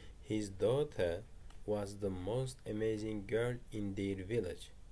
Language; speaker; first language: English; non-native, fluent; Turkish